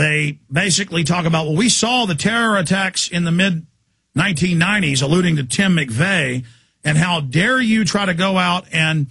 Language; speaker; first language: English; native; English